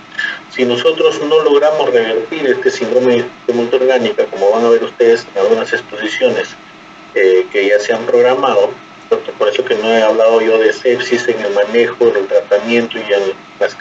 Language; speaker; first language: Spanish; native; Spanish